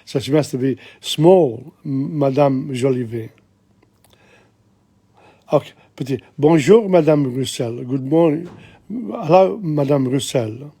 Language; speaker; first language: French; non-native, fluent; English